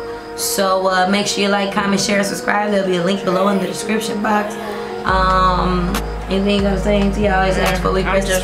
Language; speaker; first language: English; native; English